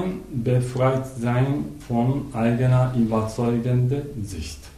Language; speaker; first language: German; non-native, learner; Japanese